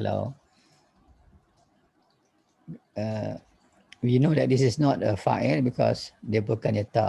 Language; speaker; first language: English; non-native, learner; Malay